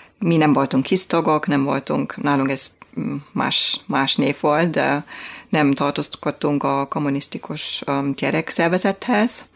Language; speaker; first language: Hungarian; non-native, fluent; German